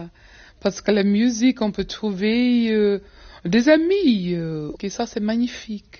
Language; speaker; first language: French; non-native, fluent; English